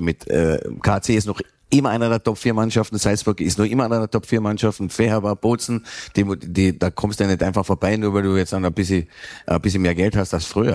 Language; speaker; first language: German; native; German